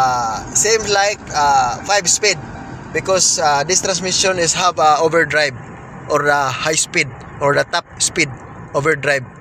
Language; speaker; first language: English; non-native, local second language; Filipino